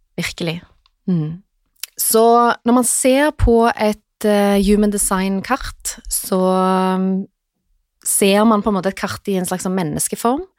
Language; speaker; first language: Norwegian; native; Norwegian